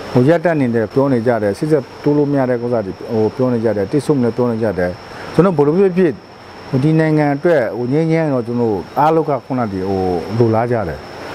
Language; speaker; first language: Burmese; non-native, local second language; S'gaw Karen